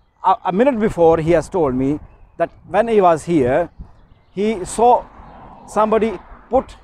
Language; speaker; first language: English; non-native, learner; Urdu